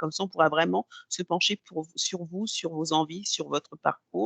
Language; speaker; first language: French; native; French